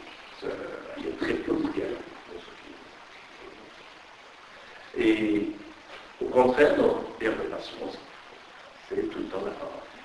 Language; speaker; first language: French; non-native, fluent; Persian